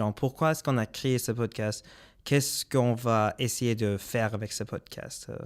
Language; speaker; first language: French; non-native, local second language; English